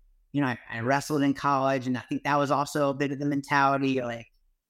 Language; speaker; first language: English; native; English